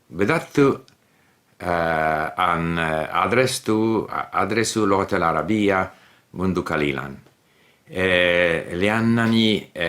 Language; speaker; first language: Arabic; non-native, learner; English